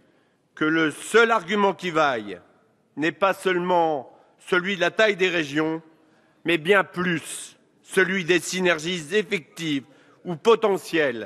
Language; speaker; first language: French; native; French